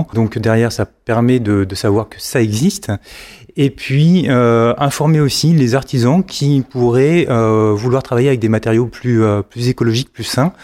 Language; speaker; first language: French; native; French